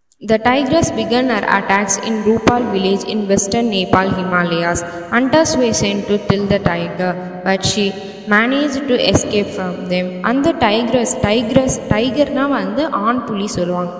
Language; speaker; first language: English; non-native, local second language; Tamil